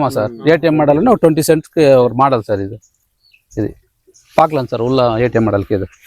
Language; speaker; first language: Tamil; non-native, local second language; Telugu